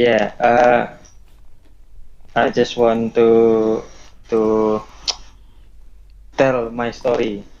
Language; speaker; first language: English; non-native, learner; Indonesian